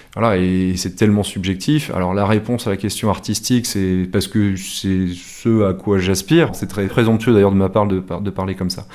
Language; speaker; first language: French; native; French